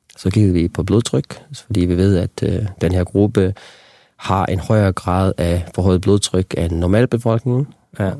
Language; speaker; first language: Danish; non-native, local second language; Faroese